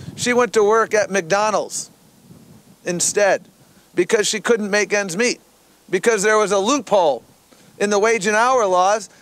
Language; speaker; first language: English; native; English